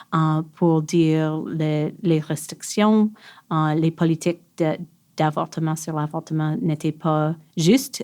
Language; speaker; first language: French; non-native, local second language; English